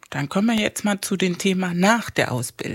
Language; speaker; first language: German; non-native, fluent; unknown